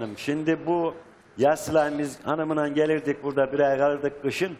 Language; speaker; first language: Turkish; native; Turkish